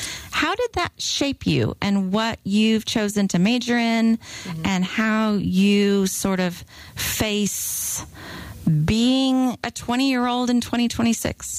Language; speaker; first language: English; native; English